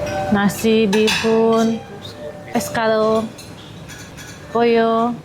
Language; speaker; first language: Spanish; non-native, learner; Indonesian